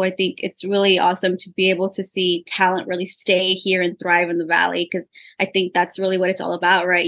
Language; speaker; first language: English; early bilingual, other home language; Spanish